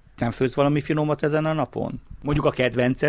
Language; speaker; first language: Hungarian; native; Hungarian